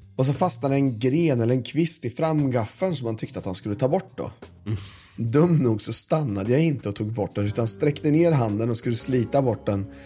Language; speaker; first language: Swedish; native; Swedish